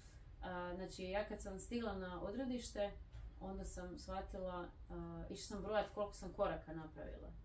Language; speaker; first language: Croatian; native; Croatian